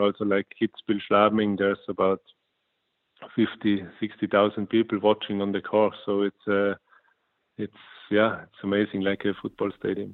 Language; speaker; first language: English; non-native, fluent; German